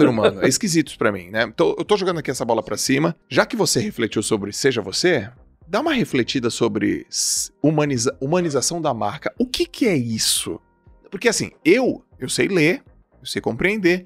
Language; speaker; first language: Portuguese; native; Portuguese